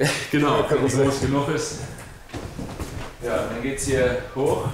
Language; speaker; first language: German; native; German